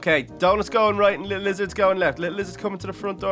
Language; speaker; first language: English; native; English